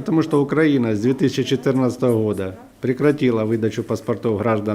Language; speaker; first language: Russian; native; Russian